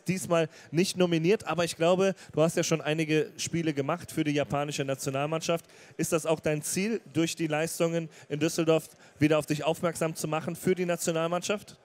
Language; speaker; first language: German; native; German